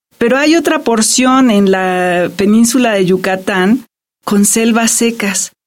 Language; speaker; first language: Spanish; native; Spanish